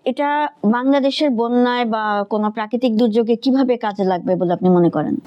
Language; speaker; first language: Bangla; native; Bangla